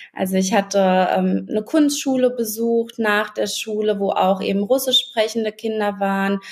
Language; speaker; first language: German; native; German